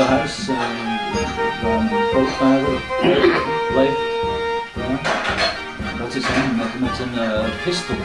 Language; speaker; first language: Dutch; early bilingual, heritage; English